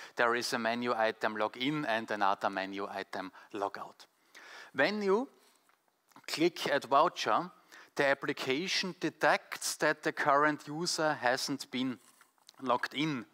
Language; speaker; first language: English; non-native, fluent; German